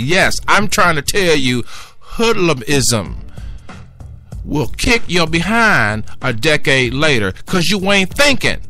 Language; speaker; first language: English; native; English